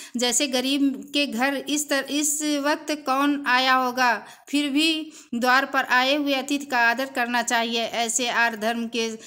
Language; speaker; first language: Hindi; native; Hindi